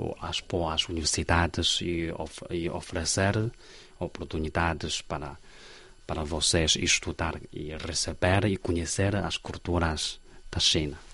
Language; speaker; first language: Portuguese; non-native, learner; Chinese